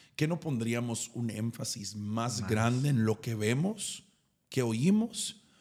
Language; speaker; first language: Spanish; early bilingual, heritage; Spanish